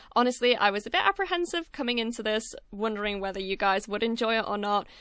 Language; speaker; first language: English; native; English